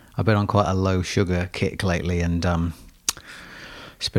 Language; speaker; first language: English; native; English